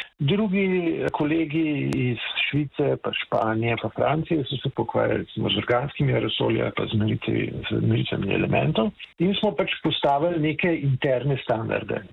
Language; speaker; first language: Slovenian; native; Slovenian